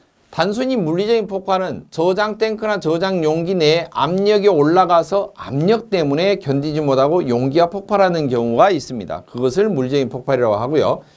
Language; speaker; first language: Korean; native; Korean